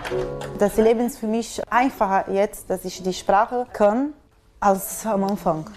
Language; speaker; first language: German; non-native, fluent; Portuguese